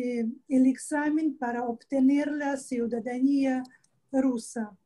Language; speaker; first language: Spanish; non-native, fluent; Russian